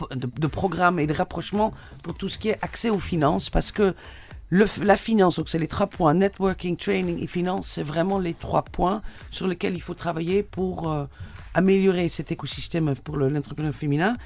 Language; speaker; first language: French; non-native, fluent; Dutch